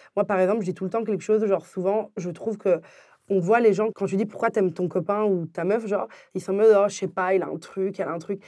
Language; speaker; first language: French; early bilingual, other home language; Arabic